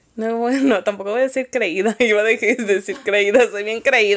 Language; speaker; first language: Spanish; early bilingual, other home language; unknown